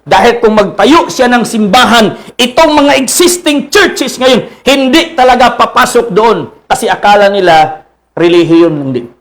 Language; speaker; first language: Filipino; non-native, local second language; Cebuano